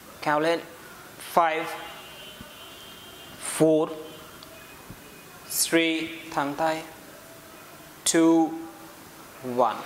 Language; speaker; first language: Vietnamese; non-native, learner; Hindi